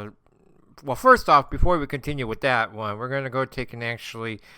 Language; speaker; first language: English; native; English